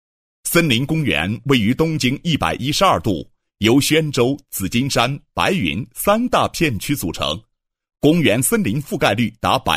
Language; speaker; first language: Chinese; native; Chinese